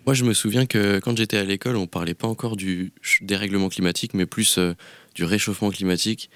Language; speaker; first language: French; native; French